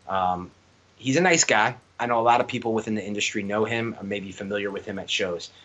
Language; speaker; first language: English; native; English